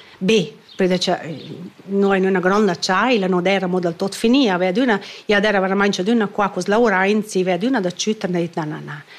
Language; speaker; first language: Italian; non-native, fluent; Romansh